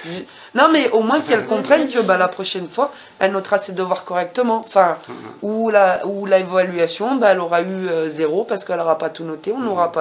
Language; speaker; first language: French; native; French